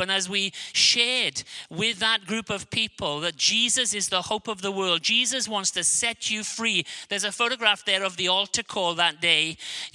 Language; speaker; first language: English; native; English